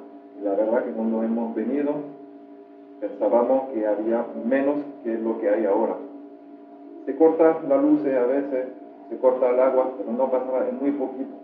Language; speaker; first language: Spanish; non-native, fluent; French